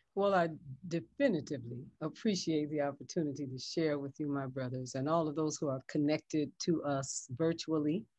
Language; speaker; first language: English; native; English